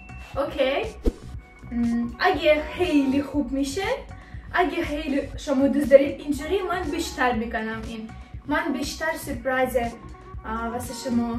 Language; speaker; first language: Persian; non-native, learner; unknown